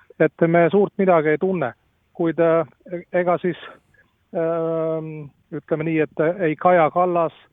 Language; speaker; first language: Estonian; non-native, fluent; Latvian